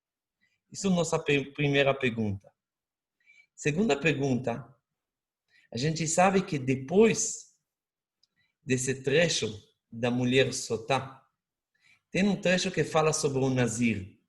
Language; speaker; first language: Portuguese; non-native, fluent; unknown